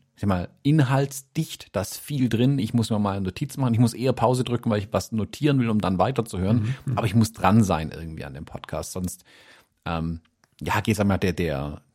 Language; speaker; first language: German; non-native, fluent; English